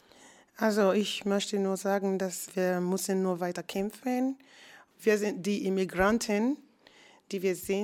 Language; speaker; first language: German; non-native, learner; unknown